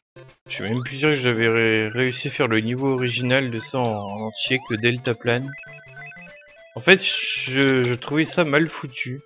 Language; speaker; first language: French; native; French